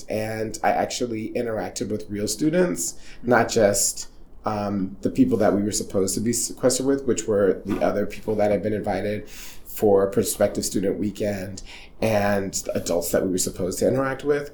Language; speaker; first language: English; native; English